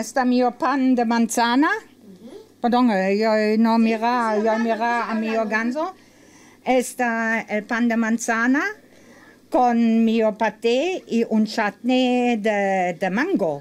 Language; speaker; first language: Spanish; non-native, learner; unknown